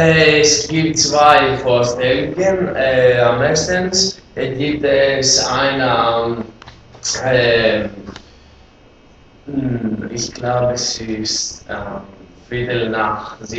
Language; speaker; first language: German; non-native, learner; Greek